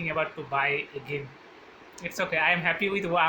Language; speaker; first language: English; non-native, learner; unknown